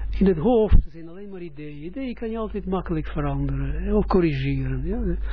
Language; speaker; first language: Dutch; non-native, fluent; Russian